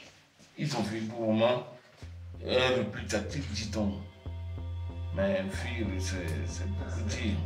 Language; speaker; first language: French; non-native, local second language; Sango